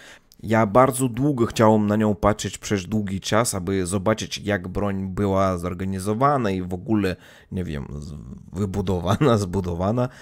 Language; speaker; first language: Polish; non-native, learner; Russian